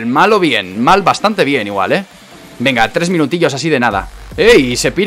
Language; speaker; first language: Spanish; native; Spanish